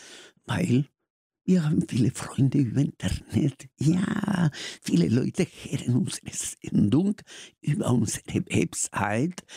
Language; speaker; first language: German; non-native, learner; Spanish